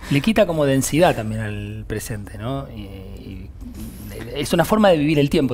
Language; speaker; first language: Spanish; native; Spanish